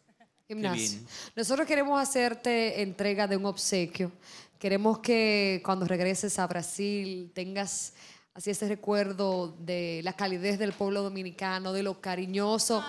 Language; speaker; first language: Spanish; native; Spanish